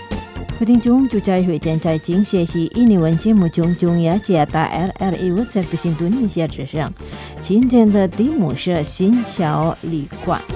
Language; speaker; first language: Chinese; non-native, fluent; Indonesian